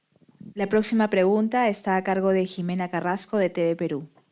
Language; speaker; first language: Spanish; native; Spanish